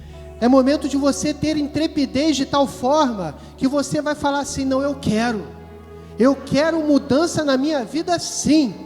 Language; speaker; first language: Portuguese; native; Portuguese